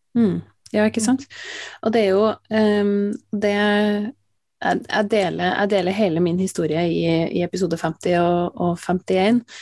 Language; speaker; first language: Norwegian; native; Norwegian